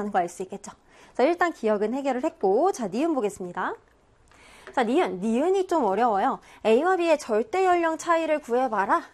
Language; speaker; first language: Korean; native; Korean